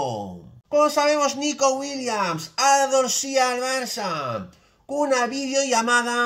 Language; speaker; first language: Spanish; native; Spanish